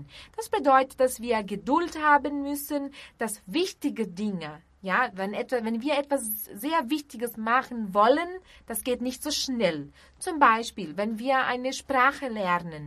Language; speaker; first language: German; non-native, fluent; Portuguese